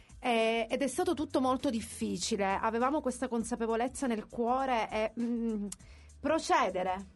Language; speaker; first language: Italian; native; Italian